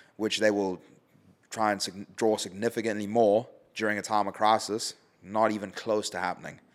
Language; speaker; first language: English; native; English